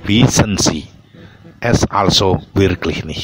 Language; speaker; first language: German; non-native, fluent; Indonesian